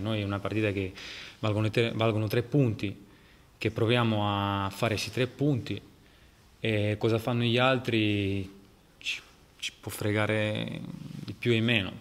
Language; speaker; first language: Italian; non-native, fluent; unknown